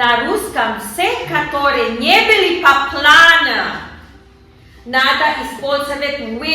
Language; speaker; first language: Russian; non-native, learner; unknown